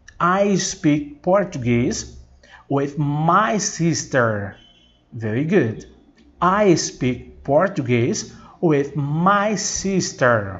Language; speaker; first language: English; non-native, fluent; Portuguese